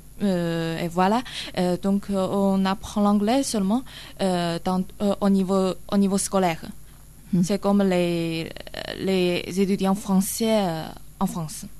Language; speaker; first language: French; non-native, learner; Chinese